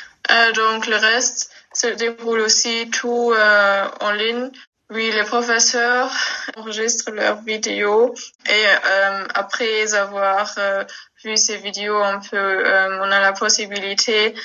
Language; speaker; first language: French; non-native, local second language; Luxembourgish